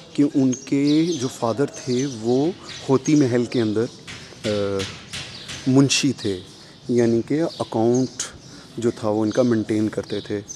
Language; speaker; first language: Urdu; non-native, local second language; Punjabi